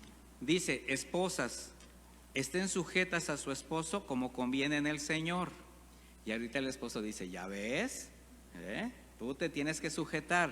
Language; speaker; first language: Spanish; native; Spanish